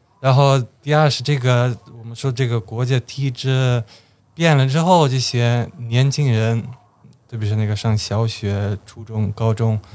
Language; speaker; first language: Chinese; non-native, fluent; Slovenian